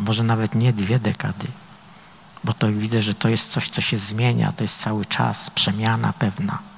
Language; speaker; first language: Polish; native; Polish